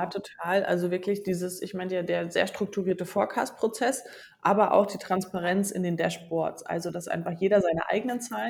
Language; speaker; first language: German; native; German